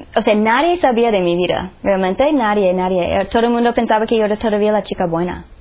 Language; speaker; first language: Spanish; non-native, fluent; English